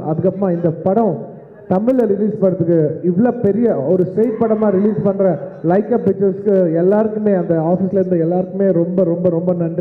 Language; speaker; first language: Tamil; non-native, local second language; Telugu